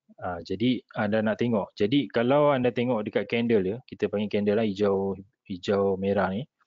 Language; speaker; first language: Malay; native; Malay